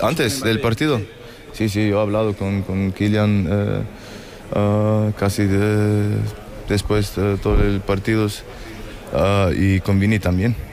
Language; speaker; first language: Spanish; non-native, fluent; German